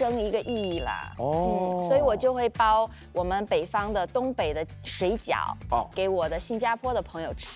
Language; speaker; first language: Chinese; native; Chinese